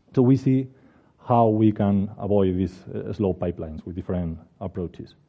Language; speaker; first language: English; non-native, fluent; Spanish